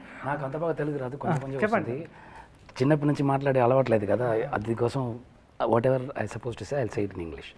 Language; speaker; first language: Telugu; non-native, learner; Tamil